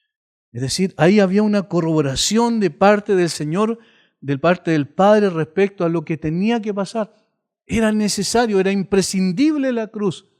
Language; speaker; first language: Spanish; native; Spanish